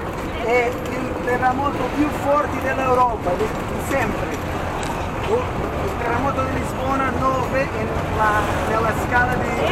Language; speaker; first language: Italian; non-native, learner; Portuguese